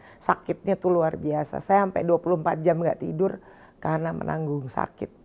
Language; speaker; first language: Indonesian; native; Indonesian